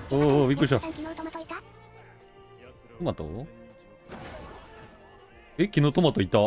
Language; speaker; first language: Japanese; native; Japanese